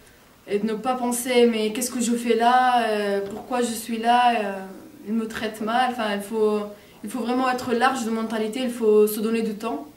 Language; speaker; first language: French; non-native, fluent; Italian